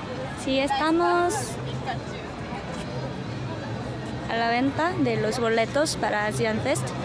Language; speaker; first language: Spanish; non-native, fluent; Korean